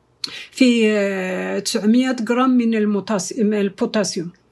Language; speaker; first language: Arabic; native; Arabic